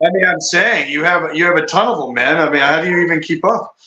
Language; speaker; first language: English; native; English